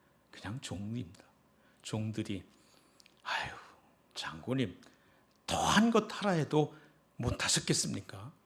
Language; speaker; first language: Korean; native; Korean